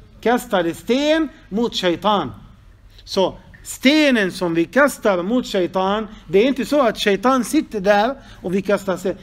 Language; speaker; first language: Swedish; non-native, fluent; Arabic